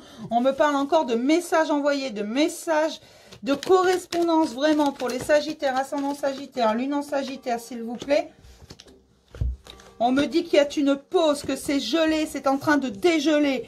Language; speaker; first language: French; native; French